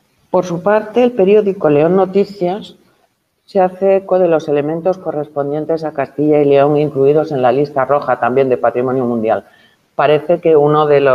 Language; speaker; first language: Spanish; native; Spanish